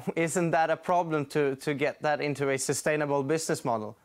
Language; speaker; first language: English; non-native, fluent; Swedish